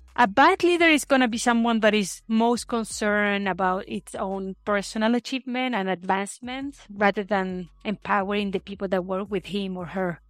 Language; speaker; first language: English; non-native, fluent; Spanish